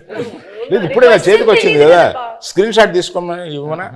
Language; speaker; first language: Telugu; native; Telugu